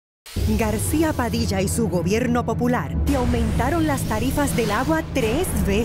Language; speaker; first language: Spanish; native; Spanish